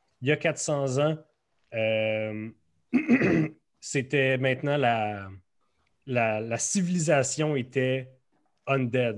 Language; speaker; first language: French; native; French